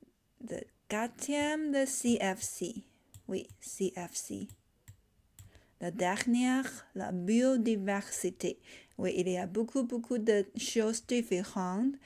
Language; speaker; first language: French; non-native, learner; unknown